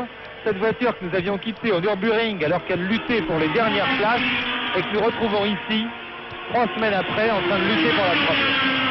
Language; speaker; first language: French; native; French